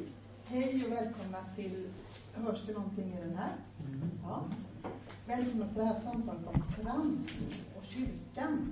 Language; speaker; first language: Swedish; native; Swedish